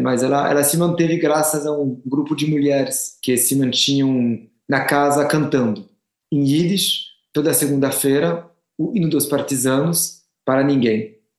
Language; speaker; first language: Portuguese; non-native, fluent; French